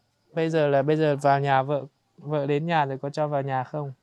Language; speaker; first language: Vietnamese; native; Vietnamese